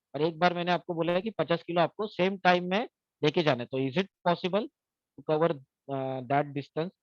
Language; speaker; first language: Hindi; non-native, local second language; Marathi